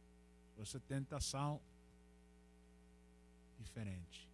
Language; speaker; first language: Portuguese; non-native, fluent; Spanish